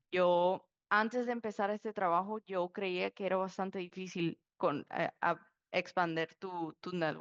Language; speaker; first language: Spanish; early bilingual, heritage; Spanish